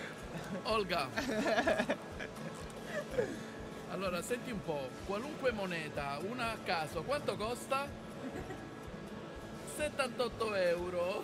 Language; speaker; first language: Italian; native; Italian